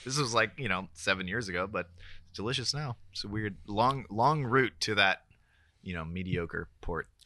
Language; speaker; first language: English; native; English